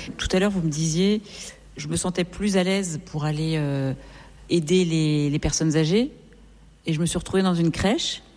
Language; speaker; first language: French; native; French